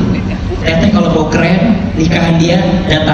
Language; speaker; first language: Indonesian; native; Indonesian